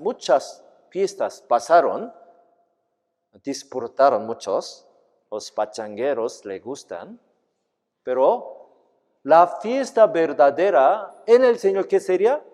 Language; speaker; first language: Spanish; non-native, fluent; Korean